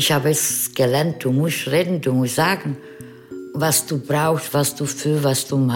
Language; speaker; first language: German; non-native, fluent; Czech